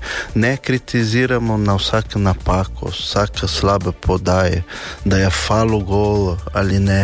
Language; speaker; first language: Slovenian; non-native, learner; Portuguese